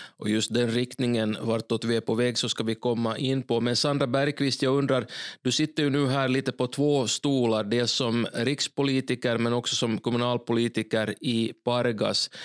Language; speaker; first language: Swedish; native; Swedish